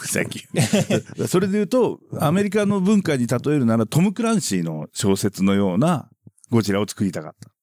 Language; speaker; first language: Japanese; native; Japanese